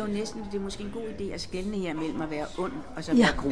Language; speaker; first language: Danish; native; Danish